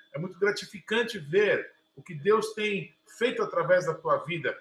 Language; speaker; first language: Portuguese; native; Portuguese